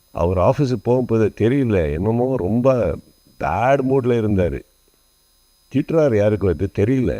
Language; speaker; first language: Tamil; non-native, learner; Kannada